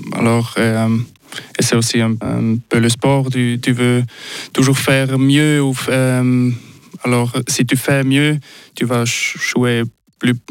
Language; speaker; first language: French; non-native, local second language; Swiss German